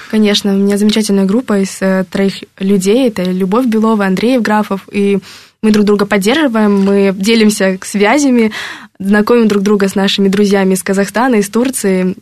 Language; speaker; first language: Russian; native; Russian